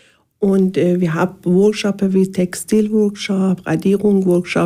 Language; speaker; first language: German; non-native, learner; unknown